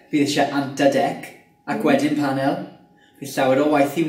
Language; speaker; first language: Welsh; non-native, local second language; English